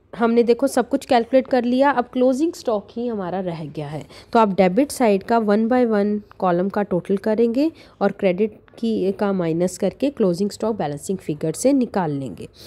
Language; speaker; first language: Hindi; non-native, local second language; Punjabi